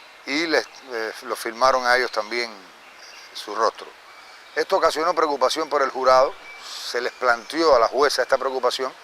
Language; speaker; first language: Spanish; native; Spanish